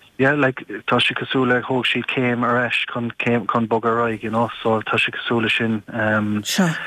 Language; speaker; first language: Irish; non-native, local second language; English